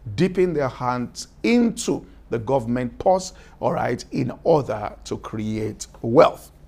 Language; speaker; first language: English; non-native, local second language; Yoruba